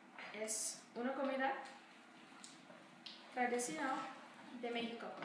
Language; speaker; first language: Spanish; non-native, learner; English